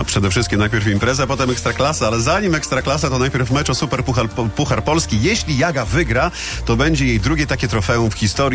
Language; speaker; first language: Polish; native; Polish